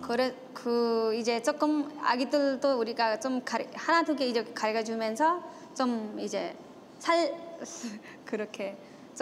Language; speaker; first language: Korean; non-native, fluent; Nepali